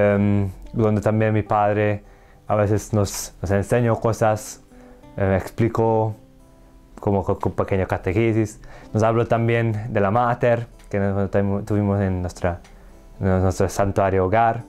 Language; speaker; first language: Spanish; non-native, learner; Hungarian